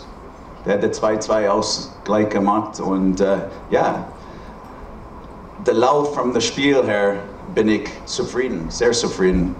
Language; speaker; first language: German; non-native, learner; English